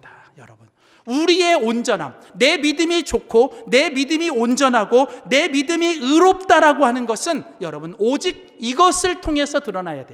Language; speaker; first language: Korean; native; Korean